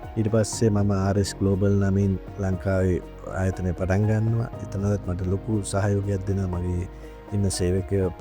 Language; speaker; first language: Sinhala; native; Sinhala